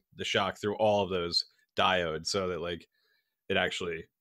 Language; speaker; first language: English; native; English